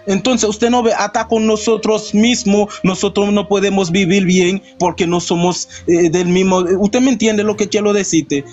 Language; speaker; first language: Spanish; non-native, fluent; Haitian Creole